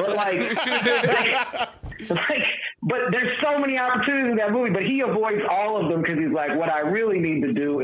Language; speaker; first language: English; native; English